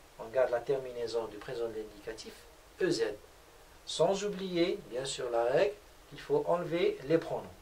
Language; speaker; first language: French; non-native, local second language; Arabic